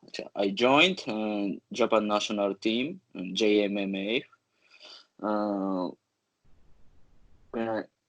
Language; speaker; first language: English; non-native, learner; Japanese